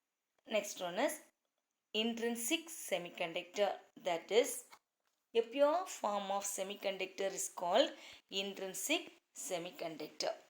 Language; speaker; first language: English; non-native, local second language; Tamil